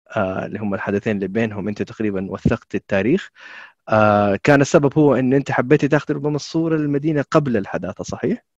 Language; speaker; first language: Arabic; native; Arabic